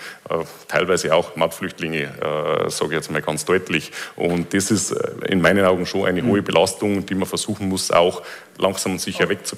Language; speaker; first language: German; native; German